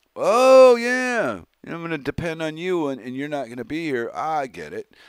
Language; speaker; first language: English; native; English